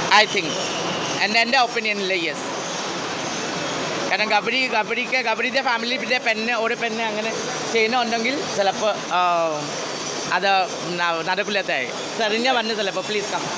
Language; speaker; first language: Malayalam; non-native, fluent; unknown